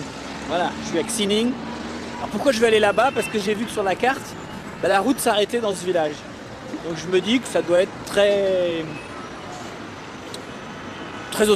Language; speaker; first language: French; native; French